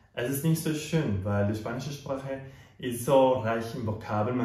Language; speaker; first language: German; non-native, fluent; Spanish